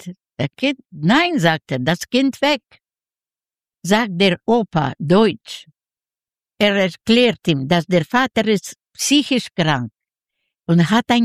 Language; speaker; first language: German; non-native, learner; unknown